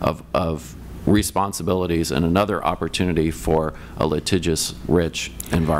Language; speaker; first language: English; native; English